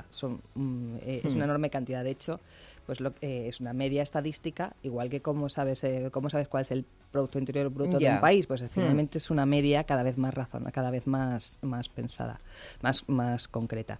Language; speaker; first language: Spanish; native; Spanish